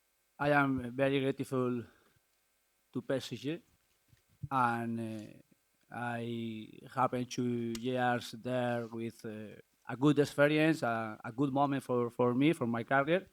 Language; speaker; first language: English; non-native, learner; Spanish